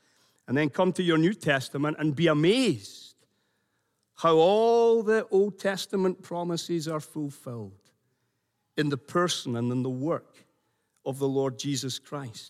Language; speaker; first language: English; native; English